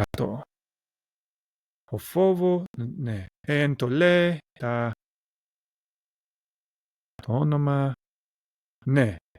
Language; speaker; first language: Greek; non-native, learner; English